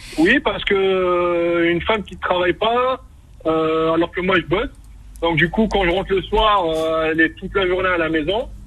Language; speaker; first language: French; non-native, local second language; Kabyle